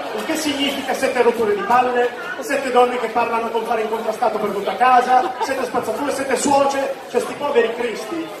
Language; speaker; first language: Italian; native; Italian